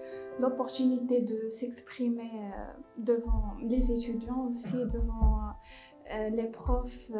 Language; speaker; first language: French; non-native, local second language; Arabic